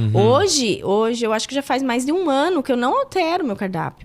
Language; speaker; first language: Portuguese; native; Portuguese